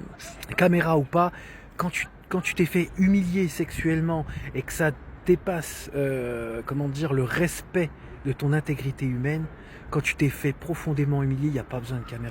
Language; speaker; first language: French; native; French